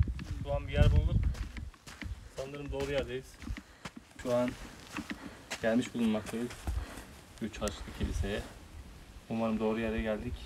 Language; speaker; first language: Turkish; native; Turkish